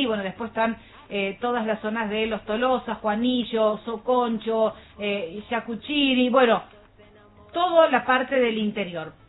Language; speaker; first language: Spanish; native; Spanish